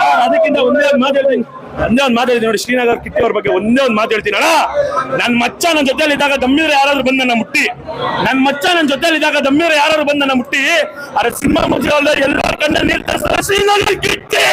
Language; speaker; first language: Kannada; native; Kannada